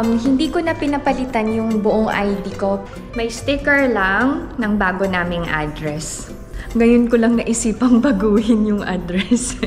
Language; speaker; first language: Filipino; native; Filipino